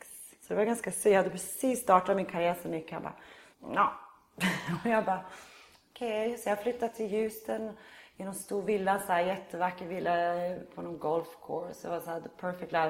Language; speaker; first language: Swedish; native; Swedish